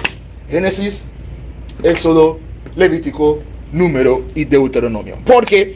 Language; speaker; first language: Spanish; native; Spanish